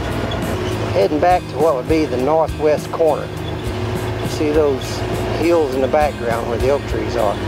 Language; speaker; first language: English; native; English